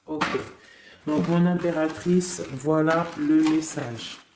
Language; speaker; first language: French; native; French